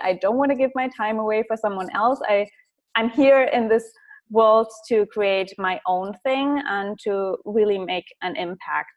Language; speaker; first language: English; non-native, fluent; German